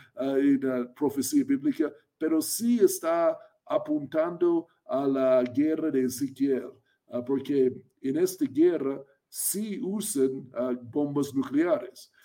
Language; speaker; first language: Spanish; non-native, fluent; English